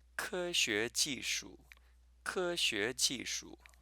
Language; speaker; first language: Chinese; non-native, fluent; English